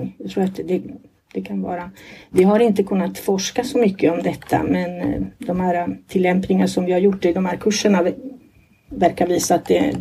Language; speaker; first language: Swedish; non-native, fluent; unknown